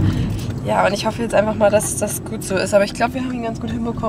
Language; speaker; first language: German; native; German